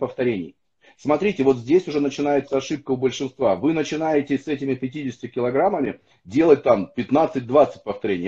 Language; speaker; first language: Russian; native; Russian